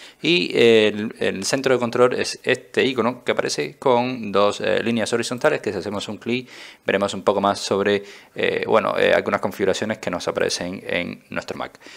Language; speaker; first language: Spanish; native; Spanish